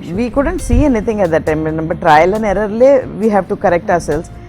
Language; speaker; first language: Malayalam; non-native, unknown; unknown